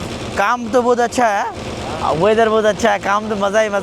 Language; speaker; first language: Hindi; non-native, learner; Bangla